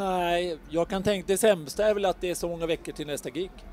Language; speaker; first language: Swedish; native; Swedish